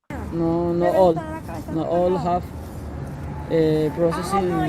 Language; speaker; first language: English; non-native, learner; Spanish